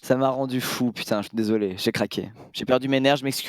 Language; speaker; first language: French; native; French